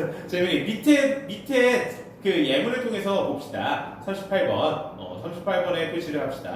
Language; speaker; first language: Korean; native; Korean